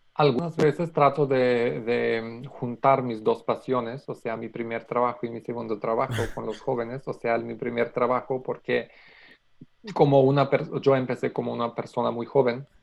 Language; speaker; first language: Spanish; non-native, fluent; Macedonian